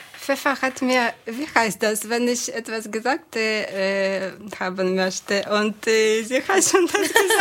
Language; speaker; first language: German; non-native, fluent; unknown